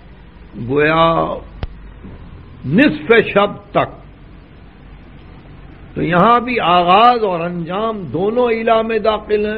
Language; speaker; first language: Urdu; native; Urdu